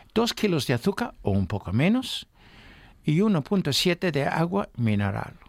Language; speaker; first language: Spanish; non-native, fluent; English